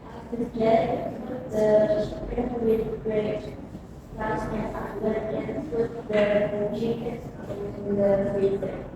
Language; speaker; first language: English; non-native, learner; Indonesian